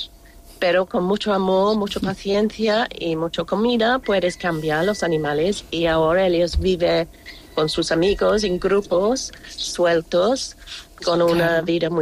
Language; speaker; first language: Spanish; non-native, learner; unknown